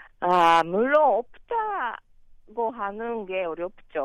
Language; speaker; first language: Korean; non-native, learner; Japanese